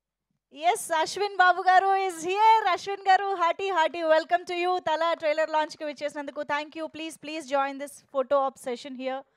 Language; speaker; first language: Telugu; native; Telugu